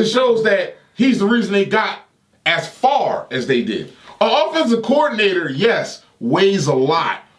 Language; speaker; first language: English; native; English